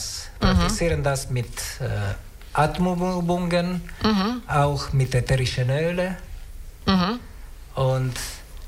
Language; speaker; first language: German; non-native, learner; Italian